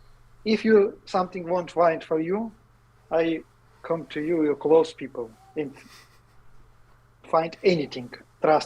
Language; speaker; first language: English; non-native, learner; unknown